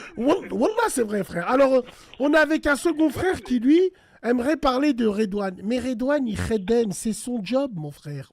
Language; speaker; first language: French; early bilingual, other home language; Arabic